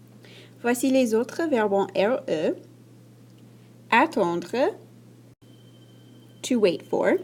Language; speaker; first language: French; non-native, fluent; English